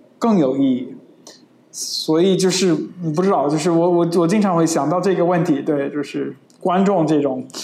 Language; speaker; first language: Chinese; non-native, fluent; English